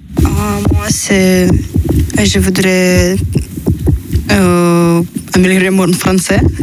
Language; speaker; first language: French; non-native, learner; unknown